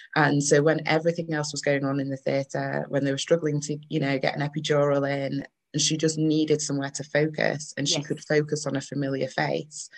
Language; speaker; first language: English; native; English